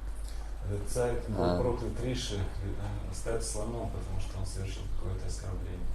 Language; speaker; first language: Russian; native; Russian